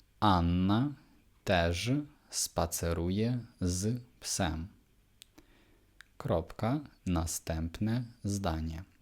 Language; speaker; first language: Polish; non-native, fluent; Ukrainian